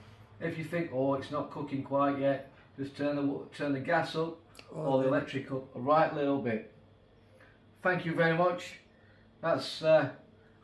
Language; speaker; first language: English; native; English